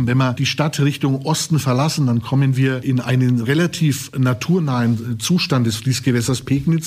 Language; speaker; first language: German; native; German